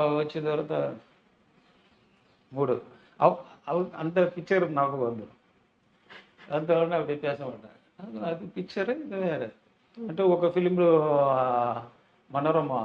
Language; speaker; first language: Telugu; non-native, learner; Tamil